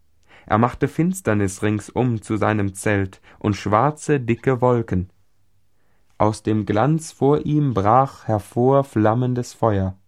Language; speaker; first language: German; native; German